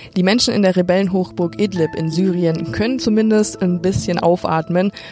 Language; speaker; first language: German; native; German